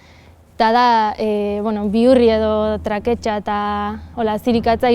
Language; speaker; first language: Basque; native; Basque